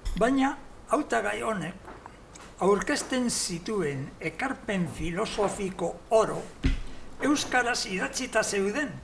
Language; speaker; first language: Basque; non-native, local second language; Spanish